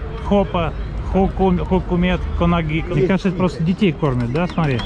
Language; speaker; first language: Russian; native; Russian